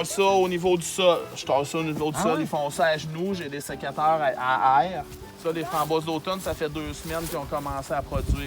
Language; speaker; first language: French; native; French